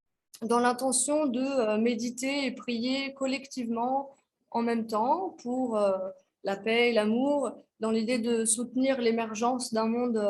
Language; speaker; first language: French; native; French